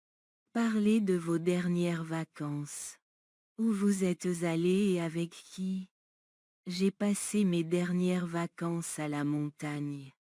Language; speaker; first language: French; non-native, learner; Bangla